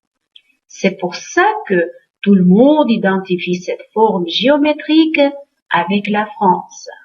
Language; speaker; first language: French; non-native, fluent; Uzbek